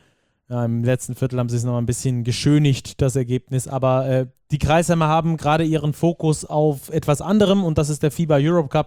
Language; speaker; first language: German; native; German